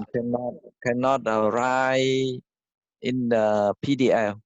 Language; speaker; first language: English; non-native, learner; Khmer